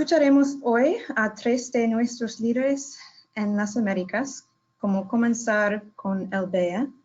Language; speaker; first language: Spanish; non-native, learner; English